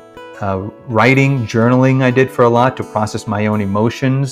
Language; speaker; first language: English; early bilingual, other home language; Malayalam